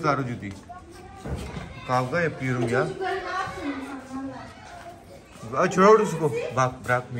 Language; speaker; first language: Turkish; non-native, learner; Urdu